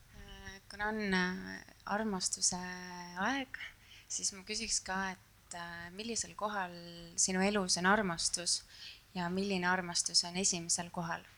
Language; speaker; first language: Estonian; native; Estonian